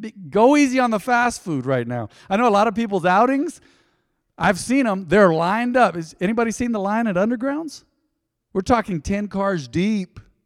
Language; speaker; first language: English; early bilingual, other home language; Spanish